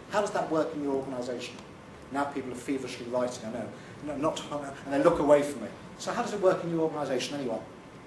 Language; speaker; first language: English; native; English